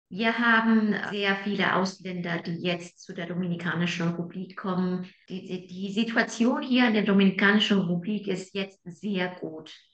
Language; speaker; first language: German; non-native, fluent; Spanish